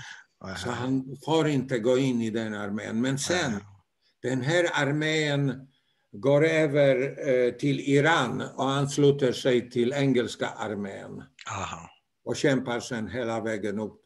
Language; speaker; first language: Swedish; non-native, fluent; Polish